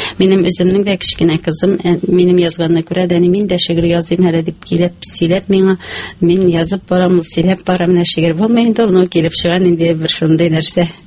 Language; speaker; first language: Tatar; native; Tatar